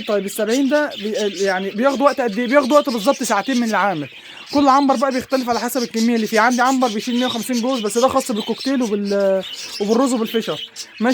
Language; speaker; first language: Arabic; native; Arabic